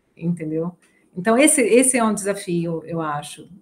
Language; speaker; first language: Portuguese; native; Portuguese